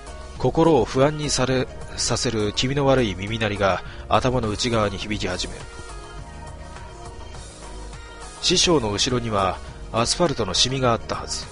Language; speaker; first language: Japanese; native; Japanese